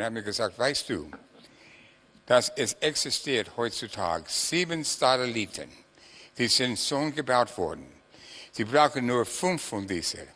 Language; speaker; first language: German; non-native, fluent; English